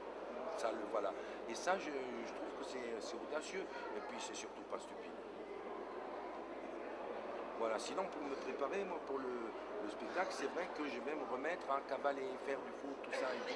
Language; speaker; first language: French; native; French